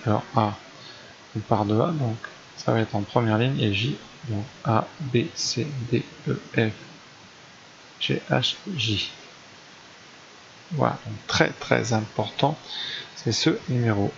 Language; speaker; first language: French; native; French